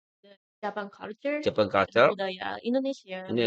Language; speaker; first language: Indonesian; non-native, learner; Japanese